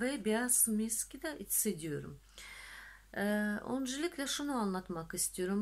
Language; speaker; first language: Turkish; non-native, fluent; Russian